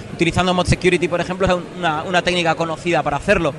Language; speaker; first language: Spanish; native; Spanish